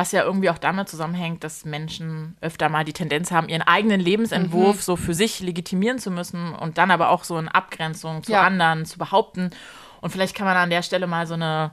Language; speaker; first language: German; native; German